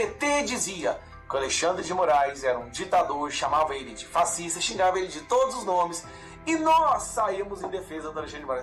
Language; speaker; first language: Portuguese; native; Portuguese